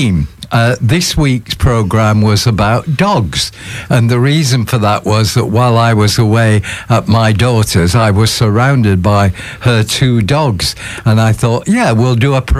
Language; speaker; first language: English; native; English